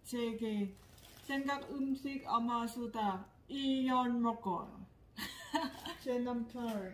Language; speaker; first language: Korean; non-native, learner; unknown